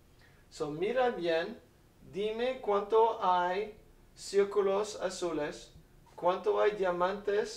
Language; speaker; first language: Spanish; non-native, fluent; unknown